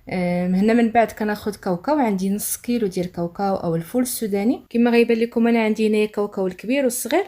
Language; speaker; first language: Arabic; native; Arabic